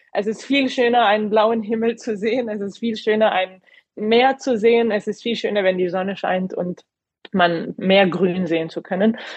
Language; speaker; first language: German; non-native, fluent; Arabic